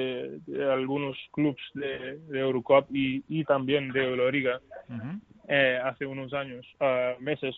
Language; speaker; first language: Spanish; non-native, learner; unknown